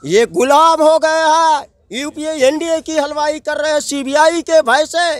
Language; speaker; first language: Hindi; native; Hindi